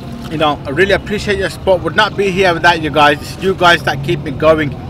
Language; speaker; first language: English; early bilingual, other home language; Hindi